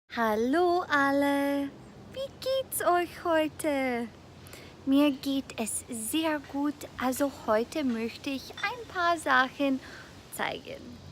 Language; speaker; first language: German; non-native, fluent; English